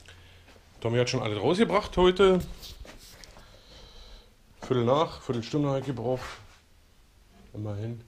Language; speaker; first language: German; native; German